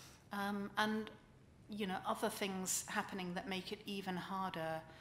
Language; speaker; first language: English; native; English